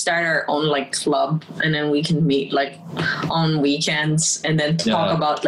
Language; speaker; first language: English; non-native, local second language; Filipino